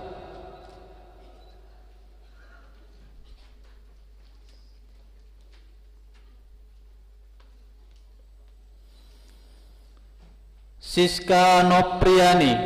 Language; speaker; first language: Indonesian; native; Indonesian